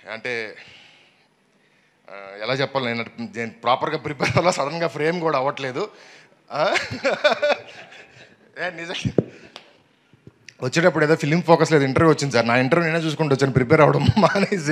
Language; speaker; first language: Telugu; native; Telugu